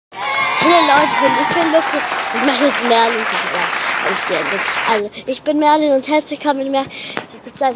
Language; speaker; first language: German; non-native, learner; French